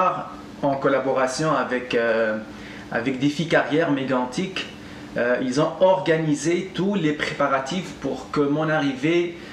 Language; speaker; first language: French; non-native, local second language; Arabic